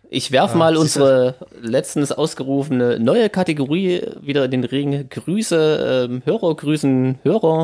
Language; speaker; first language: German; native; German